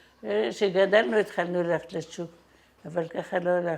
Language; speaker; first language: Hebrew; non-native, fluent; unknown